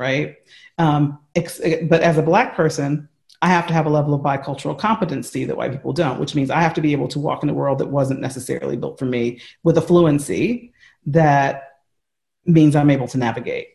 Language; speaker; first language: English; native; English